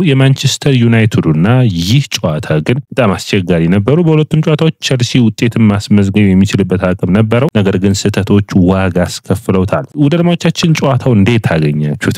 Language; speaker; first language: Amharic; native; Amharic